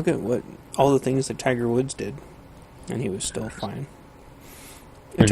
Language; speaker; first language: English; native; English